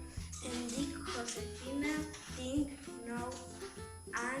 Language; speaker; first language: Catalan; non-native, learner; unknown